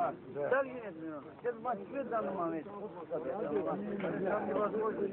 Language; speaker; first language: Russian; non-native, local second language; Azerbaijani